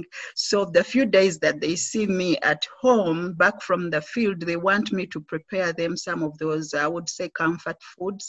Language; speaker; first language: English; non-native, local second language; Ganda